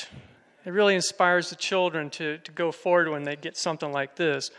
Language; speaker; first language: English; native; English